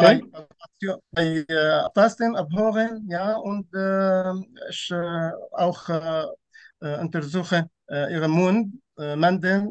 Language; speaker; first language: German; non-native, fluent; Turkish